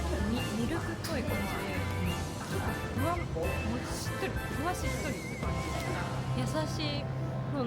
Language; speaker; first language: Japanese; native; Japanese